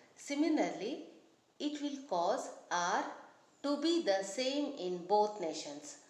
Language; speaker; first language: English; non-native, local second language; Kannada